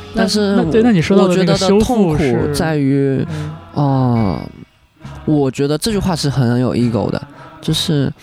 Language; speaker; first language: Chinese; non-native, local second language; Cantonese